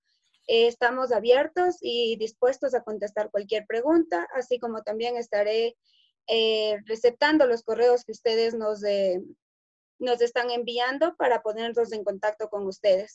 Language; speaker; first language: Spanish; native; Spanish